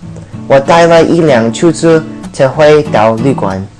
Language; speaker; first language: Chinese; non-native, learner; English